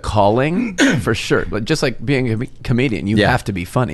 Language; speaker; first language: English; native; English